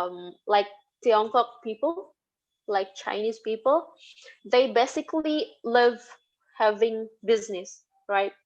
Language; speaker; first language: English; non-native, fluent; Indonesian